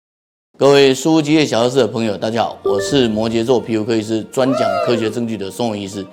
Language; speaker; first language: Chinese; native; Chinese